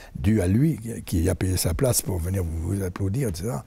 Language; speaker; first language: French; native; French